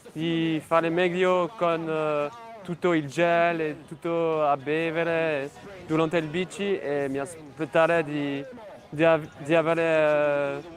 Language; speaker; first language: Italian; non-native, learner; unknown